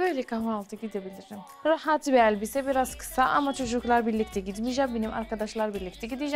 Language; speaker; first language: Turkish; non-native, learner; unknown